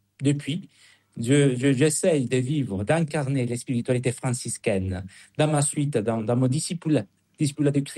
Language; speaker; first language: French; non-native, fluent; Spanish